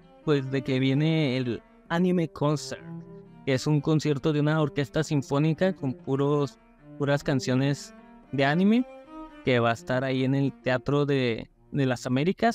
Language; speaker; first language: Spanish; native; Spanish